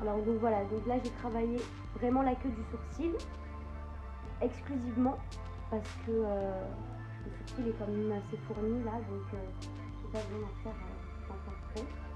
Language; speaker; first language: French; native; French